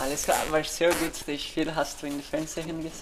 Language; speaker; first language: German; non-native, learner; Portuguese